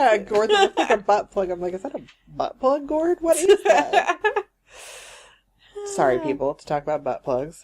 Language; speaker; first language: English; native; English